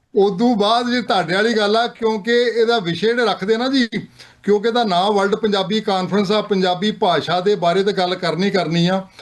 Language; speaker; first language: Punjabi; native; Punjabi